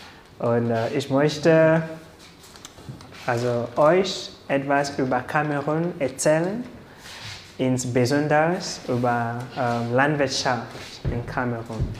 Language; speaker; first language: German; non-native, learner; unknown